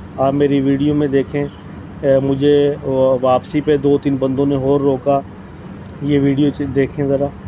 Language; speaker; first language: Urdu; non-native, local second language; Punjabi